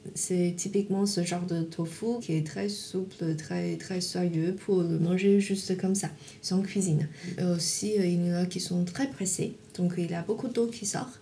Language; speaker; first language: French; non-native, fluent; Chinese